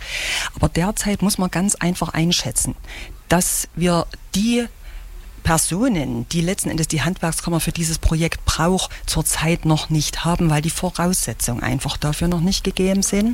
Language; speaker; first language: German; native; German